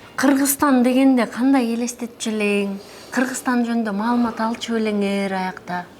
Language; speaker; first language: Kyrgyz; native; Kyrgyz